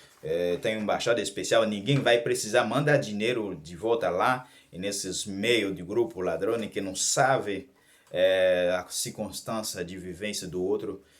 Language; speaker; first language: Portuguese; non-native, learner; Haitian Creole